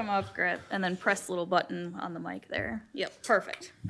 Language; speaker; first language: English; native; English